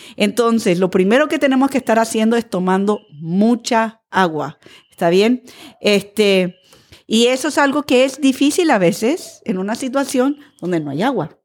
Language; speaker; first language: Spanish; early bilingual, other home language; English